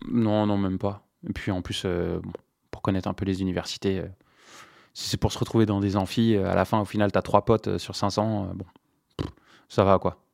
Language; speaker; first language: French; non-native, local second language; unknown